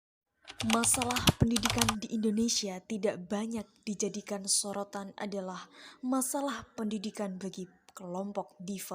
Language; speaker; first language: Indonesian; native; Indonesian